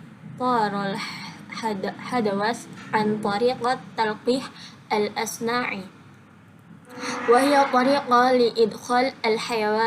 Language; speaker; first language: Arabic; non-native, learner; Indonesian